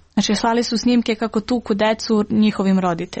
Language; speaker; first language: Serbian; native; Serbian